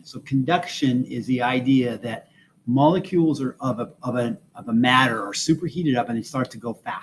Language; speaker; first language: English; native; English